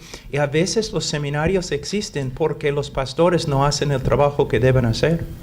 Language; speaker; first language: Spanish; non-native, fluent; English